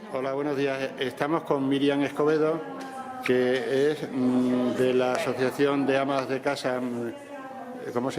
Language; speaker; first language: Spanish; native; Spanish